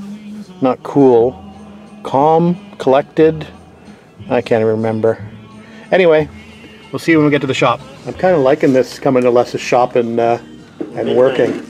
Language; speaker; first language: English; native; English